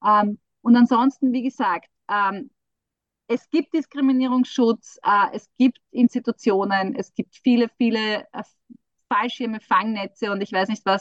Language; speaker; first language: German; native; German